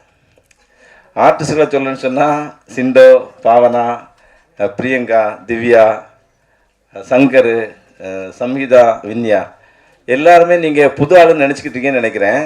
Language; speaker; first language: Tamil; native; Tamil